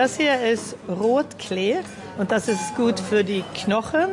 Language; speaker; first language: German; early bilingual, heritage; German